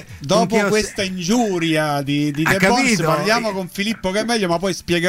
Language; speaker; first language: Italian; native; Italian